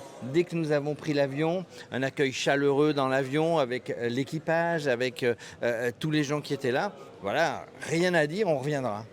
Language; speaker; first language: French; native; French